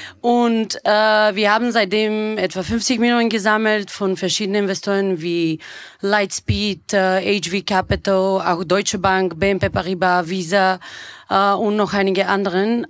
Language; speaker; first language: German; non-native, fluent; Bulgarian